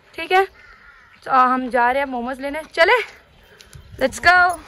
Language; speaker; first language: Hindi; native; Hindi